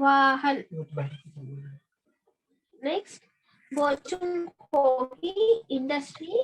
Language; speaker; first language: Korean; non-native, learner; Hindi